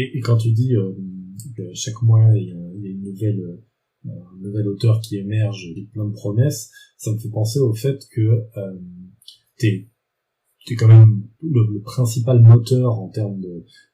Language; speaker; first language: French; native; French